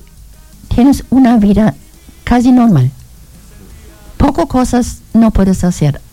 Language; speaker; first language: Spanish; non-native, learner; German